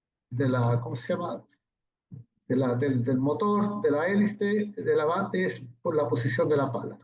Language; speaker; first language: Spanish; native; Spanish